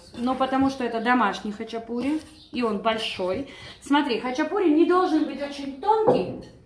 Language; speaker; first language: Russian; non-native, local second language; Georgian